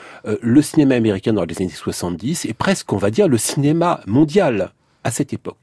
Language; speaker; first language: French; native; French